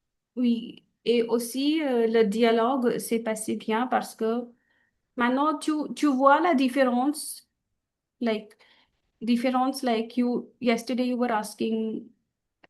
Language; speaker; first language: French; non-native, fluent; Hindi